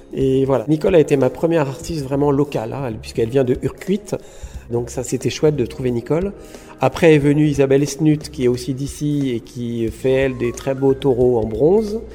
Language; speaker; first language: French; native; French